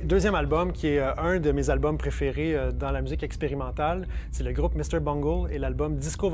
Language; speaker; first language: French; native; French